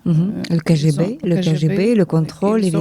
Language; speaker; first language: French; non-native, fluent; Ukrainian